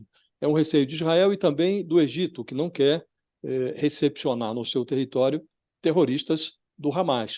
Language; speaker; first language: Portuguese; native; Portuguese